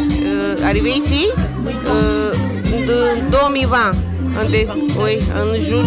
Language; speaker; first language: French; non-native, learner; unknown